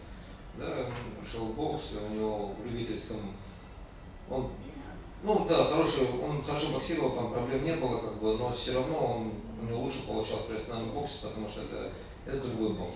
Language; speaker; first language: Russian; native; Russian